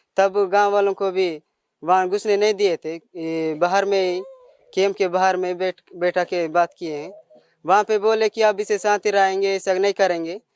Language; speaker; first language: Hindi; non-native, local second language; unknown